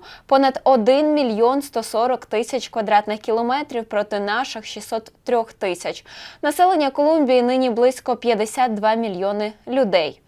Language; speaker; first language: Ukrainian; native; Ukrainian